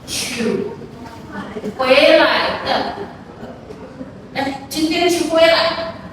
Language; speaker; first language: Chinese; non-native, fluent; Indonesian